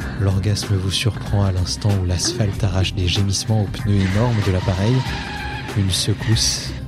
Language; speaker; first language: French; native; French